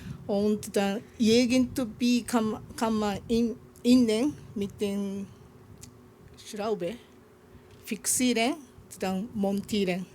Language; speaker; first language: German; non-native, learner; Japanese